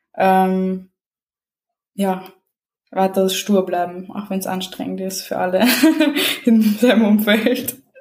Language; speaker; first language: German; early bilingual, other home language; Serbian